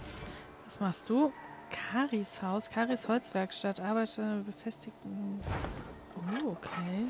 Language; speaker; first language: German; native; German